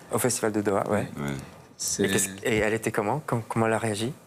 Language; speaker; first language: French; native; French